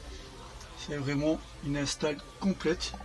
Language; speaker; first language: French; native; French